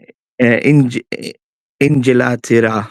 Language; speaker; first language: Arabic; non-native, learner; English